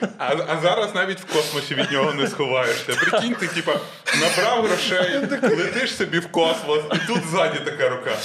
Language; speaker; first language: Ukrainian; native; Ukrainian